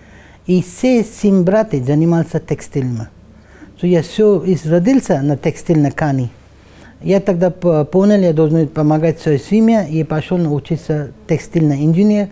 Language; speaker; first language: Russian; non-native, learner; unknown